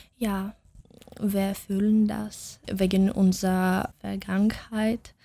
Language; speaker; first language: German; non-native, learner; Russian